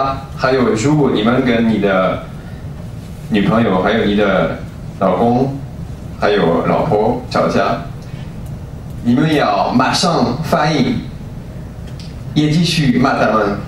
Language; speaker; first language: Chinese; non-native, learner; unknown